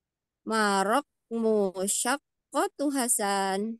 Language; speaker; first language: Arabic; non-native, fluent; Indonesian